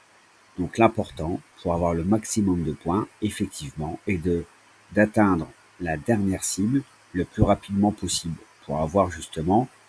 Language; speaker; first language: French; native; French